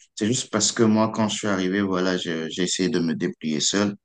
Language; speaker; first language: French; non-native, local second language; Lingala